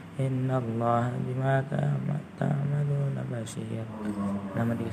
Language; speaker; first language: Arabic; non-native, learner; Indonesian